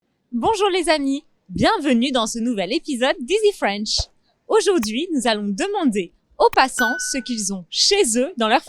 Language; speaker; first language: French; native; French